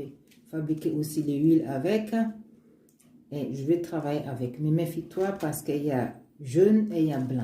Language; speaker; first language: French; non-native, learner; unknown